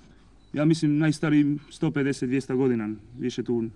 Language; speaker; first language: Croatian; non-native, local second language; Albanian